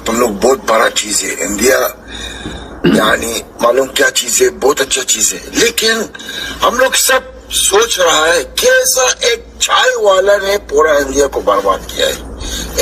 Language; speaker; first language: Hindi; non-native, learner; Arabic